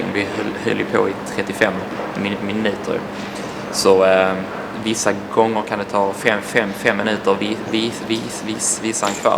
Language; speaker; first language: Swedish; native; Swedish